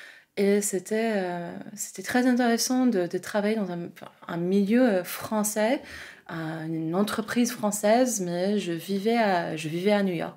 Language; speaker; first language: French; non-native, fluent; English